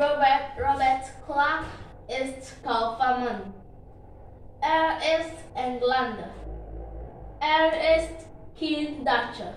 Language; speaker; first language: German; non-native, learner; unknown